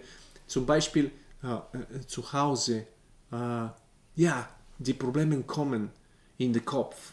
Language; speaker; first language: German; non-native, learner; Bulgarian